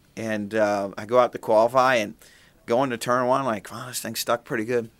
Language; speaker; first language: English; native; English